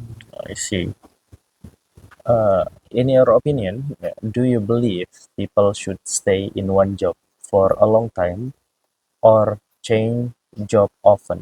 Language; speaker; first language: English; non-native, fluent; Indonesian